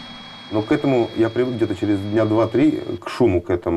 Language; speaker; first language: Russian; native; Russian